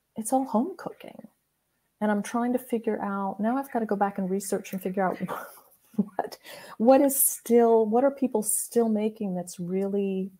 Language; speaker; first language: English; native; English